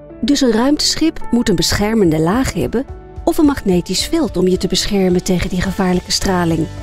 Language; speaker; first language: Dutch; non-native, fluent; English